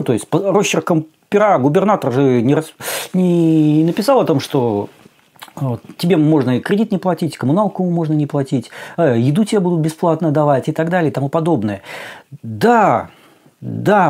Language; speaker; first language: Russian; native; Russian